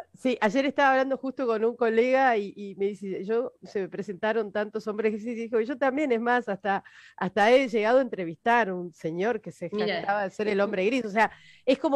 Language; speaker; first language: Spanish; native; Spanish